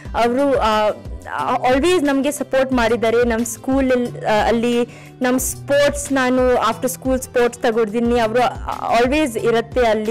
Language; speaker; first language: Kannada; early bilingual, heritage; Kannada